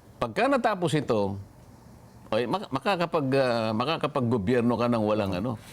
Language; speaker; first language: Filipino; native; Filipino